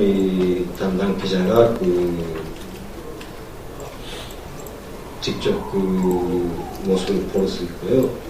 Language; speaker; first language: Korean; non-native, learner; Japanese